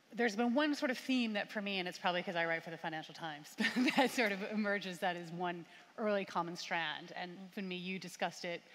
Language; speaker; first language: English; native; English